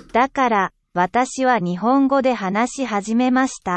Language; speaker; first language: Japanese; non-native, learner; Korean